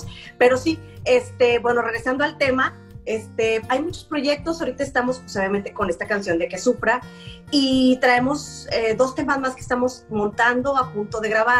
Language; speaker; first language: Spanish; native; Spanish